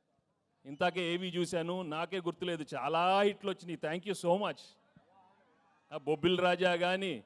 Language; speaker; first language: Telugu; native; Telugu